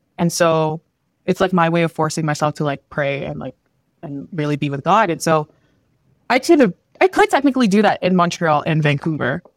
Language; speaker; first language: English; early bilingual, other home language; Filipino